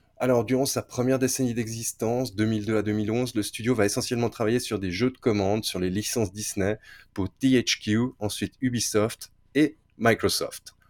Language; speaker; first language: French; native; French